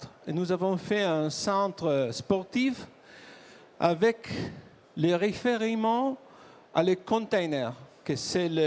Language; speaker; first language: French; non-native, learner; Italian